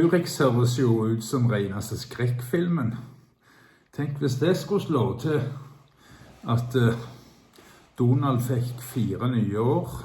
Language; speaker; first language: Norwegian; native; Norwegian